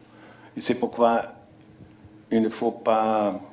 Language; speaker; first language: French; non-native, fluent; German